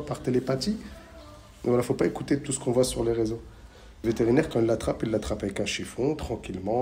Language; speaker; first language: French; native; French